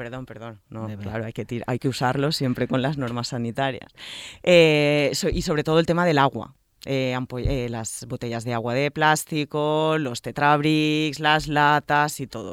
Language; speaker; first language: Spanish; native; Spanish